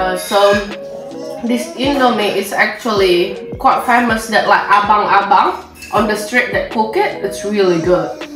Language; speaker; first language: English; non-native, fluent; Indonesian